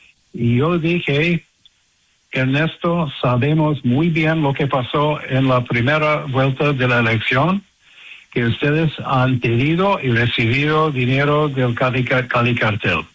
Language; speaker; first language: Spanish; non-native, learner; English